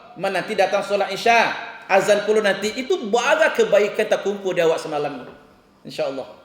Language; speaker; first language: Malay; non-native, local second language; Minangkabau